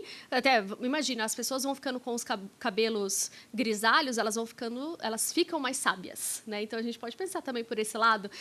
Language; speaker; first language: Portuguese; native; Portuguese